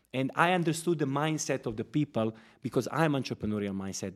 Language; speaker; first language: English; non-native, fluent; Serbian